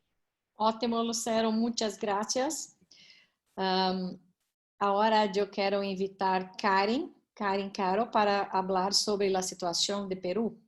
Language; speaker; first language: Spanish; non-native, learner; Portuguese